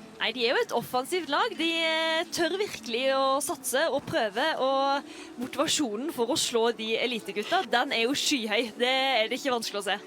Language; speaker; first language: Norwegian; native; Norwegian